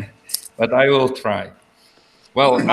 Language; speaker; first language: English; non-native, learner; Portuguese